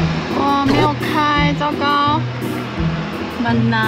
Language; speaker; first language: Chinese; native; Chinese